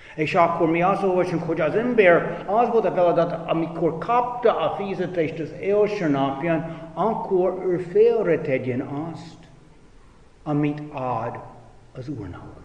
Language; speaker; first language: Hungarian; non-native, fluent; English